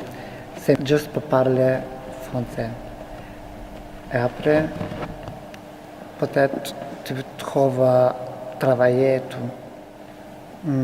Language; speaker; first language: French; non-native, learner; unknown